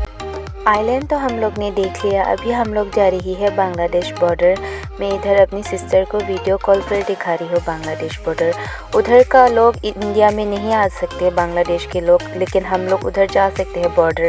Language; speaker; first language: Hindi; non-native, local second language; Karbi